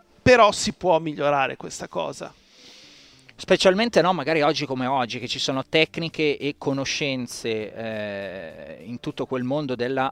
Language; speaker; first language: Italian; native; Italian